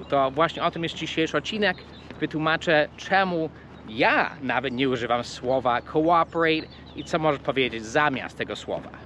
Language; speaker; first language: Polish; non-native, fluent; English